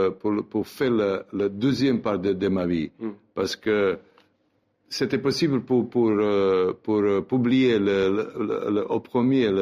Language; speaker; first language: French; non-native, learner; Serbian